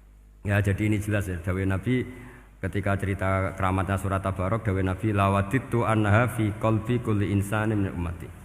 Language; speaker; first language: Indonesian; non-native, local second language; Javanese